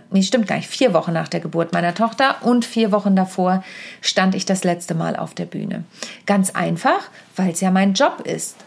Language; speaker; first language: German; native; German